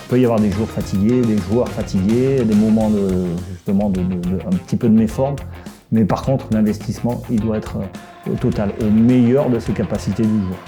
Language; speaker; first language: French; native; French